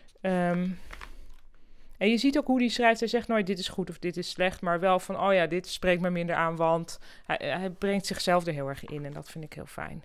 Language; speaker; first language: Dutch; native; Dutch